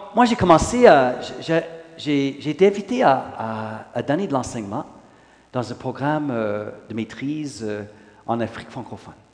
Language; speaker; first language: French; non-native, local second language; English